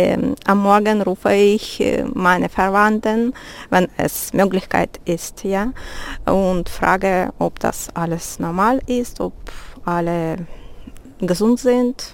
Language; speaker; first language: German; non-native, learner; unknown